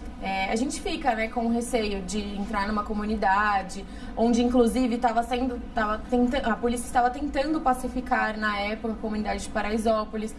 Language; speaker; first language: Portuguese; native; Portuguese